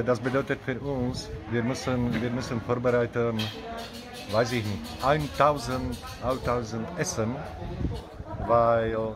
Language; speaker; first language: German; non-native, learner; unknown